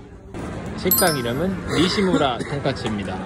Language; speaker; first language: Korean; native; Korean